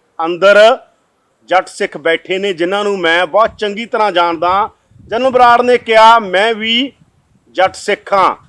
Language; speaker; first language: Punjabi; native; Punjabi